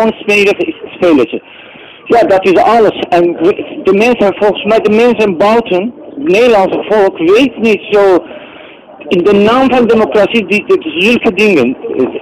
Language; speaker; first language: Dutch; non-native, learner; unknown